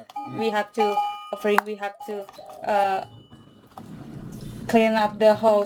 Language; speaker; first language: English; non-native, learner; Indonesian